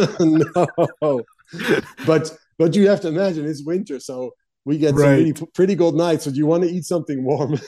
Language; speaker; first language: English; non-native, fluent; Dutch